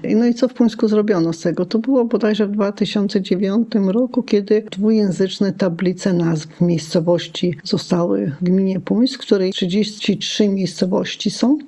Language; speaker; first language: Polish; non-native, local second language; Lithuanian